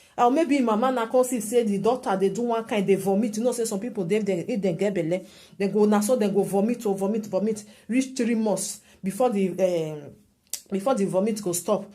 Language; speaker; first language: Nigerian Pidgin; native; Nigerian Pidgin